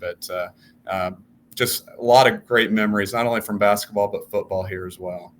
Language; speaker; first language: English; native; English